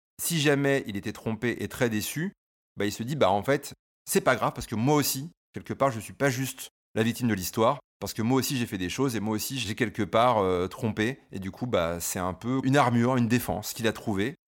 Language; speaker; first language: French; native; French